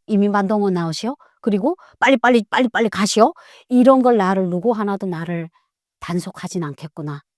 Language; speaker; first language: Korean; native; Korean